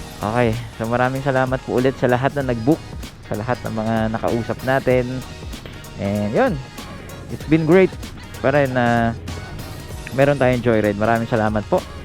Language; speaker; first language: Filipino; native; Filipino